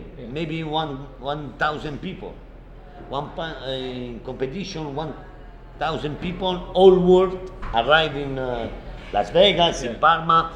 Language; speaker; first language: English; non-native, learner; Italian